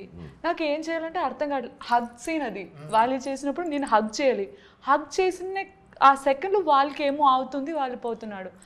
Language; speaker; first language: Telugu; non-native, local second language; Malayalam